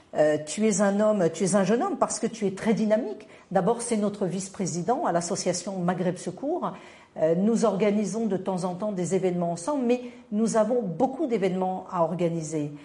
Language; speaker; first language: French; non-native, local second language; Arabic